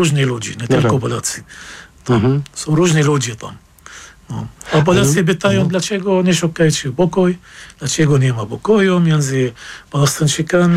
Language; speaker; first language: Polish; non-native, fluent; Arabic